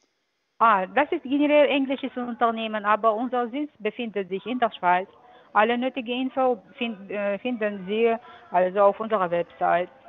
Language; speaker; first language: German; non-native, fluent; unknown